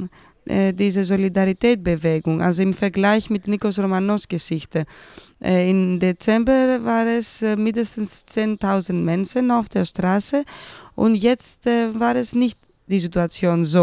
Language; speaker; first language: German; non-native, fluent; Greek